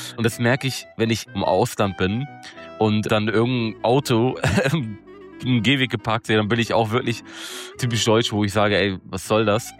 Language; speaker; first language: German; early bilingual, other home language; Turkish